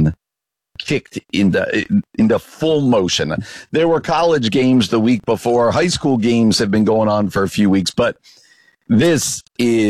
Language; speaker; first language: English; native; English